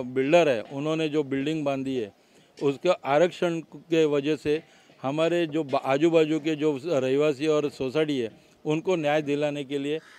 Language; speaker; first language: Hindi; non-native, local second language; Marathi